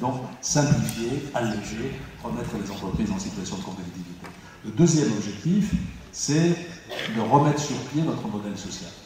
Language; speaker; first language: French; native; French